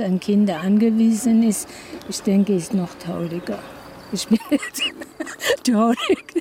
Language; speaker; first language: German; non-native, fluent; Persian